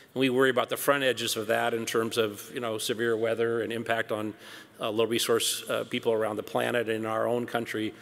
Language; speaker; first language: English; native; English